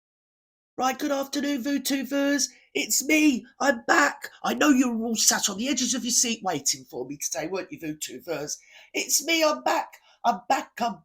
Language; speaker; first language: English; native; English